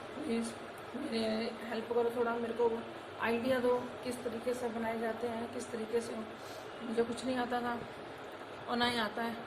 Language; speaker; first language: Hindi; non-native, local second language; Punjabi